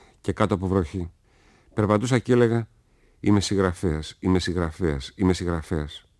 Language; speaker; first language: Greek; native; Greek